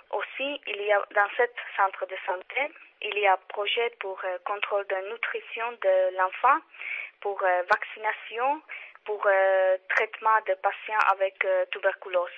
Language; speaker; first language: French; non-native, learner; Czech